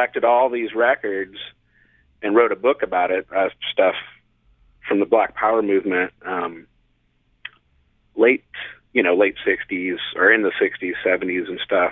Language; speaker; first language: English; native; English